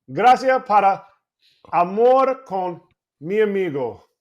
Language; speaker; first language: Spanish; non-native, learner; English